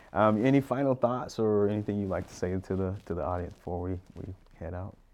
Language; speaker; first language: English; native; English